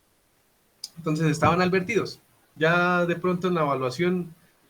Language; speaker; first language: Spanish; native; Spanish